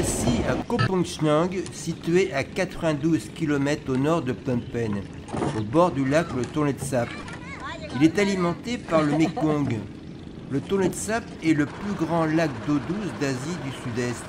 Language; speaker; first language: French; native; French